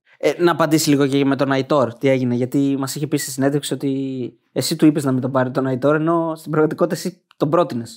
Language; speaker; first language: Greek; native; Greek